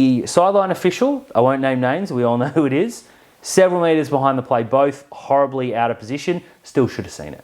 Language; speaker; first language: English; native; English